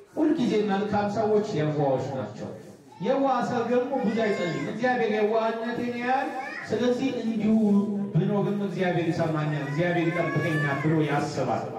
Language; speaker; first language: Amharic; native; Amharic